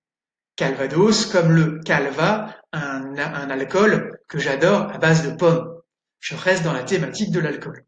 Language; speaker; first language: French; native; French